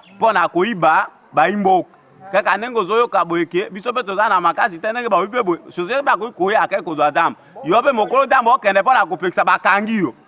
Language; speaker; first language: Lingala; non-native, local second language; Mongo